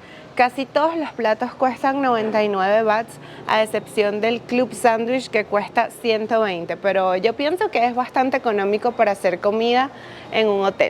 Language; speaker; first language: Spanish; native; Spanish